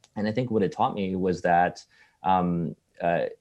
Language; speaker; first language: English; early bilingual, other home language; Chinese